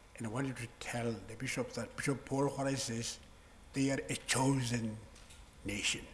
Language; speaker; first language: English; non-native, local second language; Southern Sotho